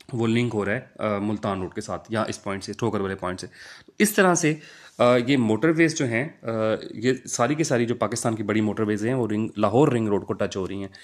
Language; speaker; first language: Urdu; non-native, local second language; Punjabi